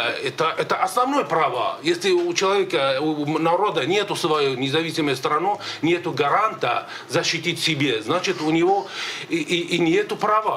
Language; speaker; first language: Russian; native; Russian